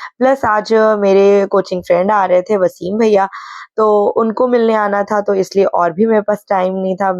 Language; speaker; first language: Hindi; native; Hindi